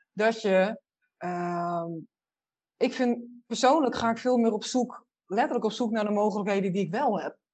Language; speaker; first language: Dutch; native; Dutch